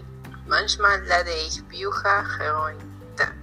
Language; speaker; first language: German; non-native, learner; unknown